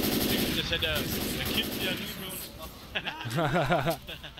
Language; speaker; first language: German; native; German